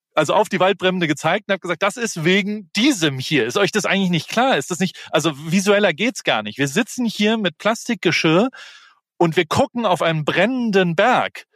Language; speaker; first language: German; native; German